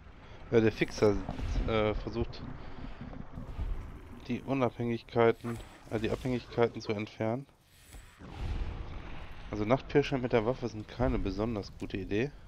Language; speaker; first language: German; native; German